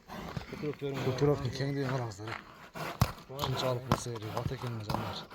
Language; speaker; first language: Kyrgyz; native; Kyrgyz